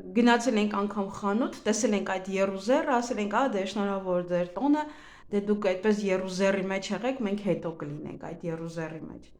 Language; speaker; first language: Armenian; native; Armenian